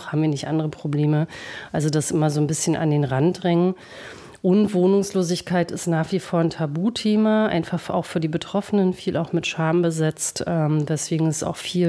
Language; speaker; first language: German; native; German